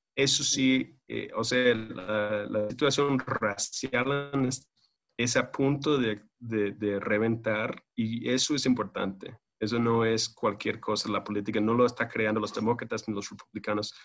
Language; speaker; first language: Spanish; non-native, fluent; English